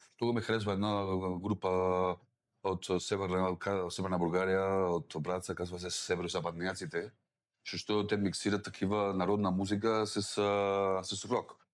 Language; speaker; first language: Bulgarian; non-native, learner; Spanish